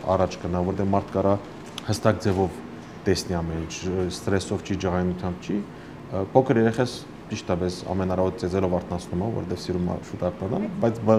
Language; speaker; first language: Armenian; early bilingual, heritage; Armenian